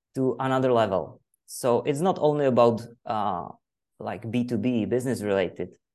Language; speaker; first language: English; non-native, fluent; Czech